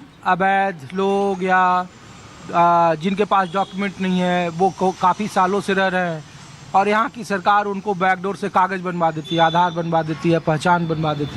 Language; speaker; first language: Hindi; native; Hindi